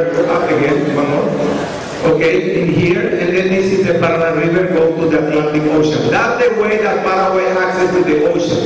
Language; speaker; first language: English; non-native, fluent; Spanish